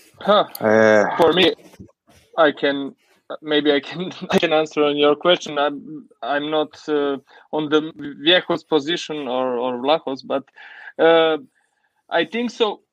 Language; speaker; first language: English; non-native, learner; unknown